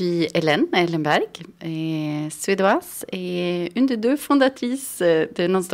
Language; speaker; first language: French; non-native, fluent; Swedish